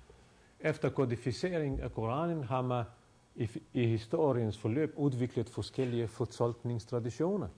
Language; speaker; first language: Danish; non-native, fluent; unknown